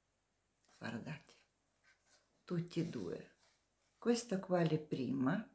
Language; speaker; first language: Italian; non-native, learner; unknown